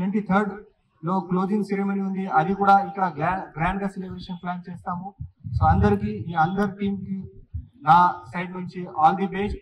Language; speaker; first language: Telugu; non-native, fluent; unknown